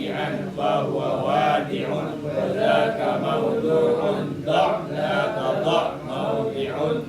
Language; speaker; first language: Arabic; non-native, learner; Indonesian